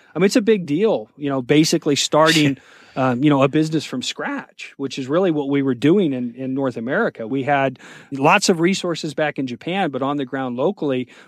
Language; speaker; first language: English; native; English